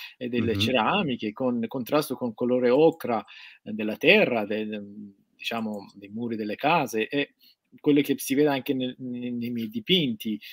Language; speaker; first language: Italian; non-native, fluent; Persian